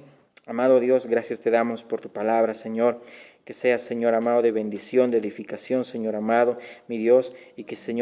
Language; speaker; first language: Spanish; native; Spanish